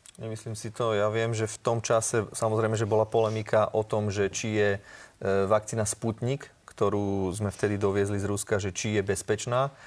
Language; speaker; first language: Slovak; native; Slovak